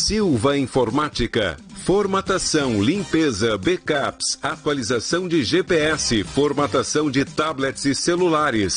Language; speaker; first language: Portuguese; native; Portuguese